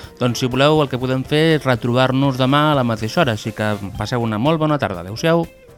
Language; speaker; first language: Catalan; native; Catalan